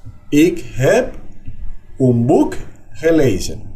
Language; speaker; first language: Dutch; non-native, fluent; Spanish